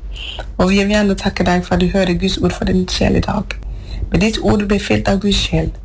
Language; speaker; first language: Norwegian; non-native, fluent; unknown